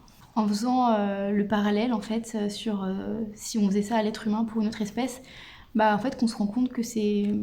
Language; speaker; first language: French; native; French